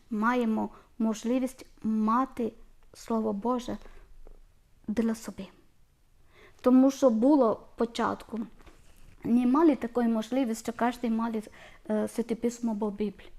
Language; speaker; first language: Ukrainian; non-native, learner; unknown